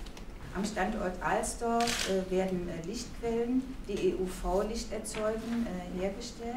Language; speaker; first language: German; native; German